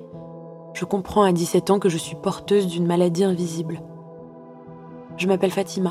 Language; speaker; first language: French; early bilingual, other home language; Arabic